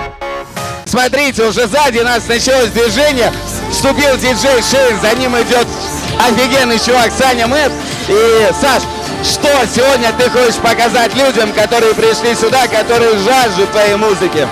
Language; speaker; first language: Russian; native; Russian